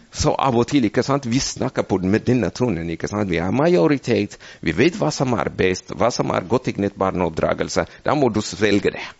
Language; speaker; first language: Norwegian; non-native, fluent; Amharic